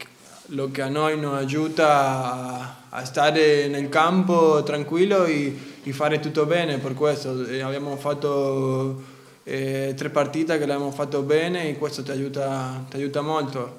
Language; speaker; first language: Italian; non-native, learner; Spanish